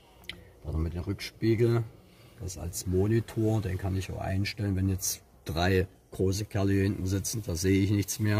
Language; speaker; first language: German; native; German